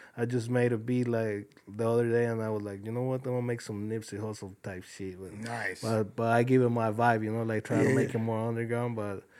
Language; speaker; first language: English; early bilingual, other home language; Spanish